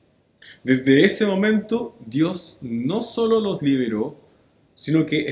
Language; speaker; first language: Spanish; native; Spanish